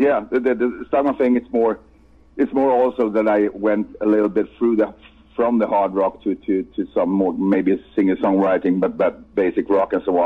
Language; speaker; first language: English; non-native, fluent; Swedish